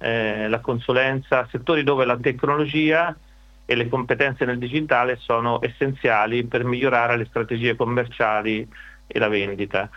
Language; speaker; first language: Italian; native; Italian